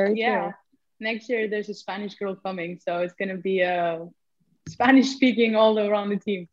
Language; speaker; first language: English; non-native, fluent; Spanish